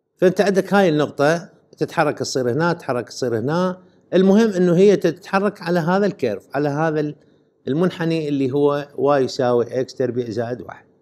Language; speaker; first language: Arabic; native; Arabic